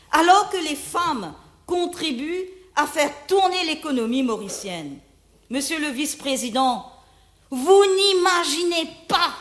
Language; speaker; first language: French; non-native, local second language; Morisyen